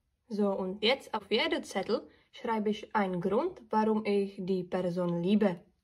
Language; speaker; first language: German; non-native, learner; Czech